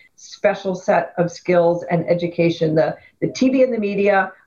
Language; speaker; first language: English; native; English